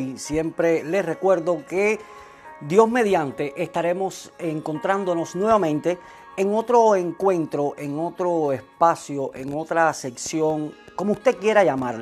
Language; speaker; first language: Spanish; native; Spanish